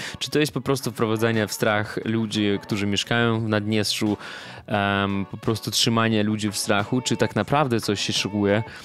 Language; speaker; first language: Polish; non-native, fluent; Russian